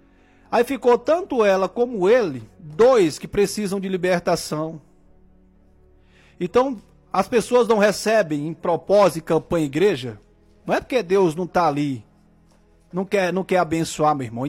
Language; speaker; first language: Portuguese; native; Portuguese